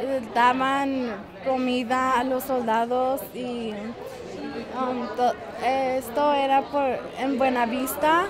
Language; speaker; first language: Spanish; early bilingual, other home language; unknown